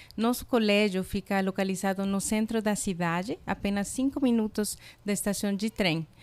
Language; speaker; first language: Portuguese; non-native, fluent; Spanish